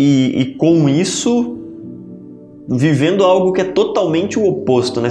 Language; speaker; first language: Portuguese; native; Portuguese